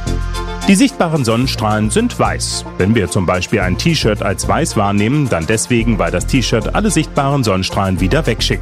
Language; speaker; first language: German; native; German